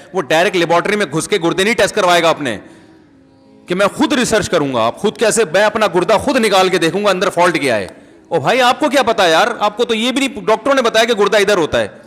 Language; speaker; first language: Urdu; native; Urdu